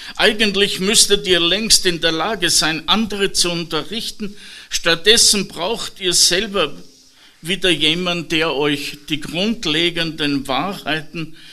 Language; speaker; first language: German; native; German